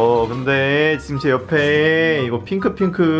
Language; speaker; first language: Korean; native; Korean